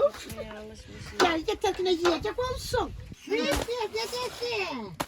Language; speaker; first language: Turkish; native; Turkish